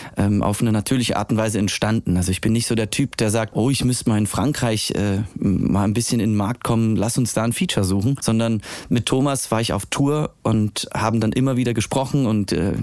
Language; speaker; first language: German; native; German